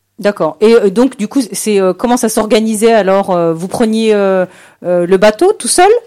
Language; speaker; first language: French; native; French